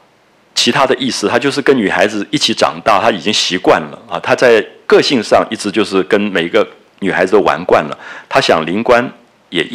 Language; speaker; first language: Chinese; native; Chinese